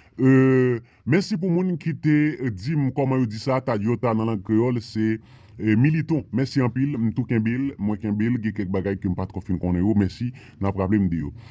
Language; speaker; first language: Haitian Creole; non-native, fluent; Spanish